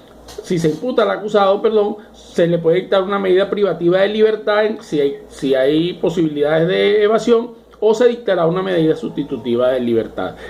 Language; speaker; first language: Spanish; native; Spanish